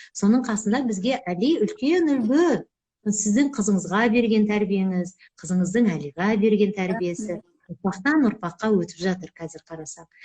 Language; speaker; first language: Kazakh; native; Kazakh